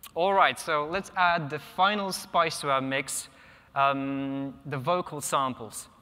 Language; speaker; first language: English; non-native, fluent; Polish